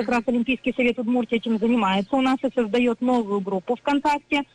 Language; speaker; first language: Russian; native; Russian